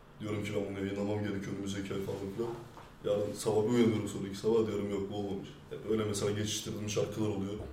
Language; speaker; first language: Turkish; early bilingual, heritage; French